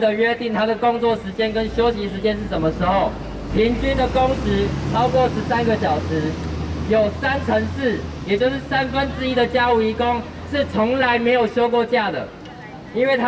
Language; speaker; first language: Chinese; native; Chinese